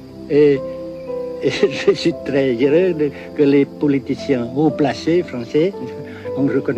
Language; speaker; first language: French; non-native, fluent; Vietnamese